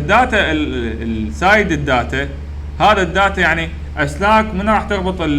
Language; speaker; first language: Arabic; native; Arabic